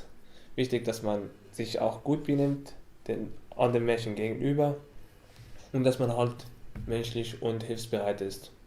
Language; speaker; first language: German; non-native, fluent; Arabic